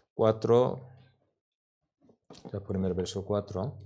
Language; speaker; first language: Spanish; non-native, learner; Korean